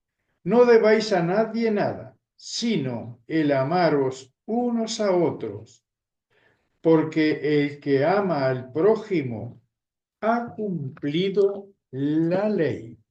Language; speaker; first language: Spanish; native; Spanish